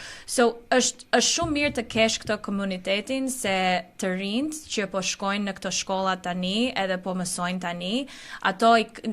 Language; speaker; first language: Albanian; early bilingual, heritage; Albanian